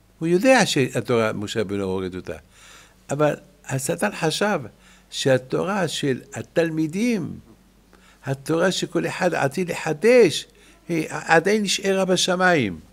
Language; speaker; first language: Hebrew; non-native, fluent; French